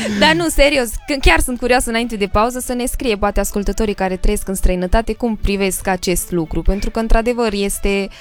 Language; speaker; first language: Romanian; early bilingual, heritage; Romanian